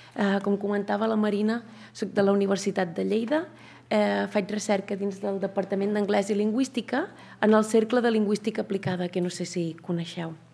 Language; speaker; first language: Catalan; native; Catalan